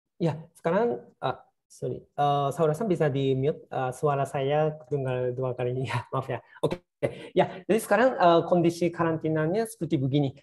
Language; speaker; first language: Indonesian; non-native, fluent; Japanese